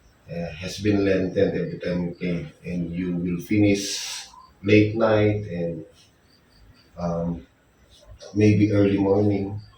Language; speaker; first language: English; non-native, local second language; Filipino